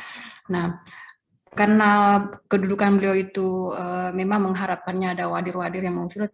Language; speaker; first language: Indonesian; native; Indonesian